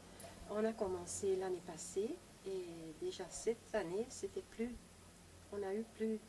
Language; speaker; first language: French; non-native, local second language; Dutch